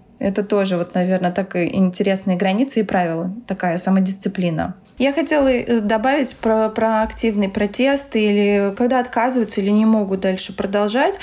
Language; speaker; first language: Russian; non-native, local second language; Tatar